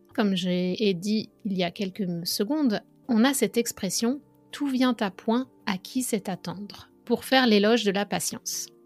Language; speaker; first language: French; native; French